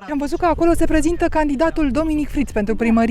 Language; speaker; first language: Romanian; native; Romanian